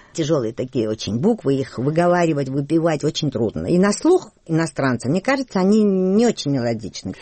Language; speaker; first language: Russian; non-native, local second language; Georgian